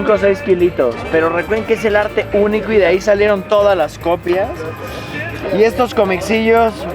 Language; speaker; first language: Spanish; native; Spanish